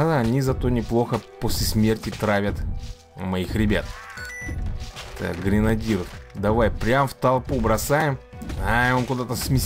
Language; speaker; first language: Russian; native; Russian